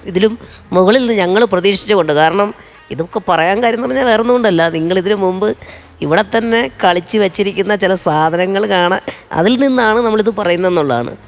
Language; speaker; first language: Malayalam; native; Malayalam